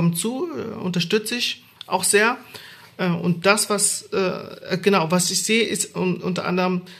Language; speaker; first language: German; native; German